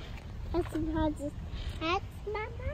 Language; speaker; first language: German; early bilingual, other home language; Indonesian